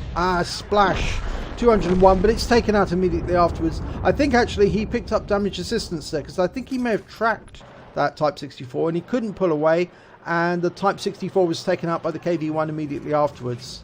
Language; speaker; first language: English; native; English